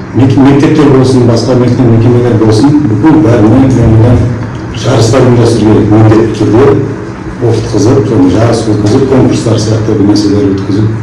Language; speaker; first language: Kazakh; non-native, local second language; Turkish